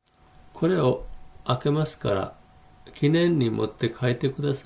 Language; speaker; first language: Japanese; non-native, fluent; Hindi